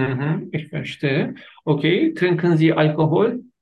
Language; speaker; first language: German; non-native, learner; Turkish